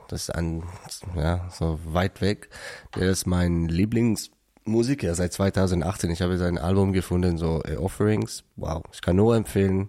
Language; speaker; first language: German; non-native, learner; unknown